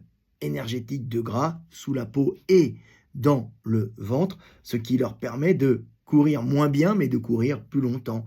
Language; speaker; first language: French; native; French